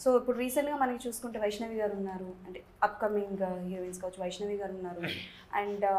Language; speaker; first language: Telugu; native; Telugu